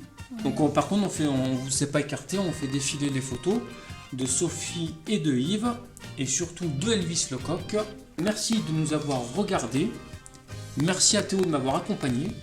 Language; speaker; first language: French; native; French